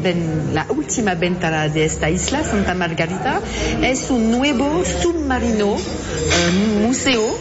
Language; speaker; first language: Spanish; non-native, learner; French